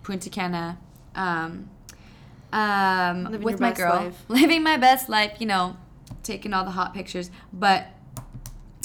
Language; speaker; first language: English; native; English